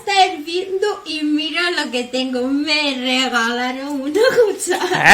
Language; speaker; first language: Spanish; native; Spanish